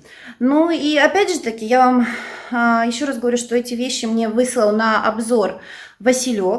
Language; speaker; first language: Russian; native; Russian